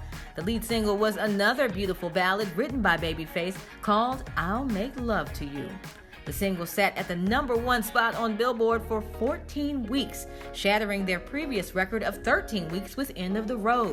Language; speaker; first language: English; native; English